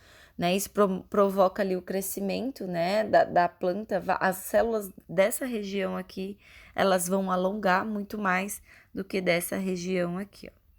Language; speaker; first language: Portuguese; native; Portuguese